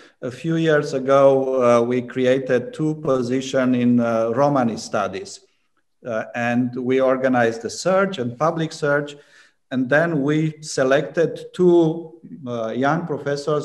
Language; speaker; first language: English; non-native, fluent; Romanian